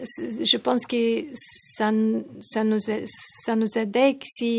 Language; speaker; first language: French; non-native, fluent; Tajik